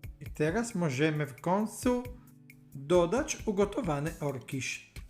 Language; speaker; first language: Polish; non-native, learner; Italian